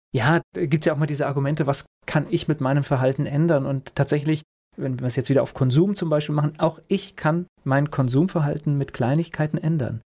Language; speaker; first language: German; native; German